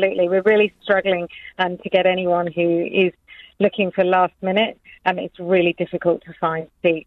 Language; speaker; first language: English; native; English